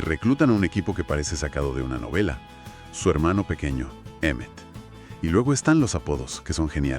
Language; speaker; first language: Spanish; native; Spanish